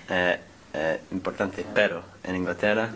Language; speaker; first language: Spanish; non-native, learner; English